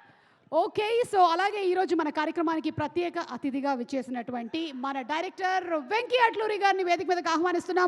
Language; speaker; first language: Telugu; native; Telugu